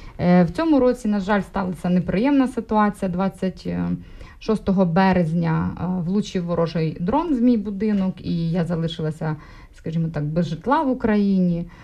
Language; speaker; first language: Ukrainian; non-native, local second language; Russian